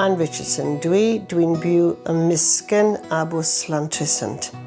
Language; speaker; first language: Welsh; non-native, learner; English